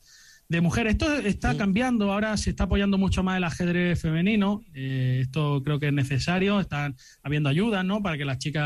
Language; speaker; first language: Spanish; native; Spanish